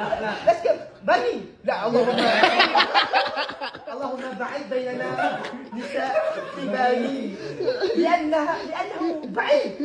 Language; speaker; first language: Arabic; non-native, learner; Malay